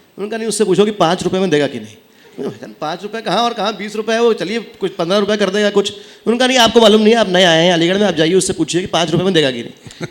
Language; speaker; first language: Hindi; native; Hindi